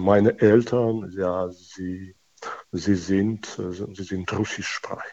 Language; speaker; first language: German; non-native, fluent; Russian